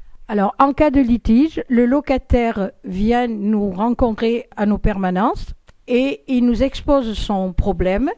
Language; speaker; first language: French; native; French